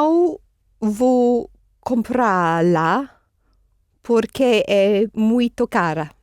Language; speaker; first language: Portuguese; non-native, learner; English